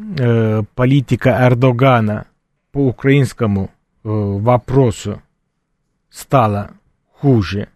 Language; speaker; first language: Russian; non-native, fluent; Turkish